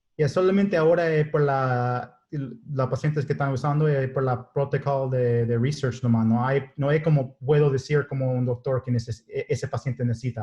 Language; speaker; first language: Spanish; non-native, learner; English